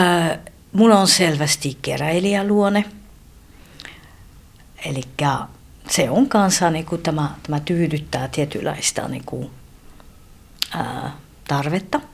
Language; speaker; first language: Finnish; non-native, fluent; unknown